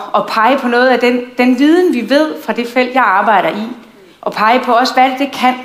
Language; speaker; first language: Danish; native; Danish